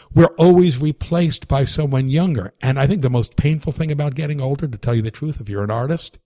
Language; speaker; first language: English; native; English